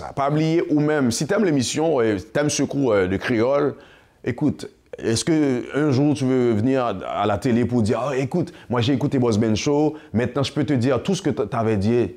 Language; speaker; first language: French; non-native, local second language; Haitian Creole